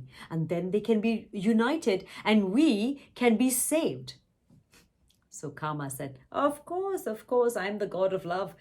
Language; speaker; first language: English; non-native, local second language; Tamil